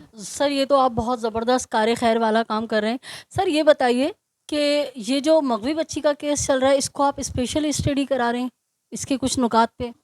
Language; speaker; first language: Urdu; native; Urdu